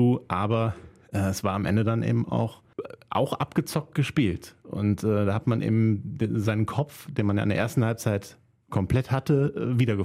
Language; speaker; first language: German; native; German